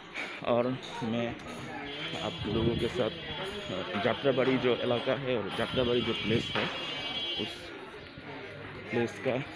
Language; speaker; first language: Hindi; non-native, learner; Bangla